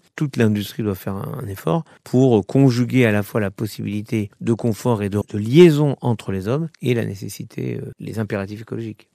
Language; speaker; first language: French; native; French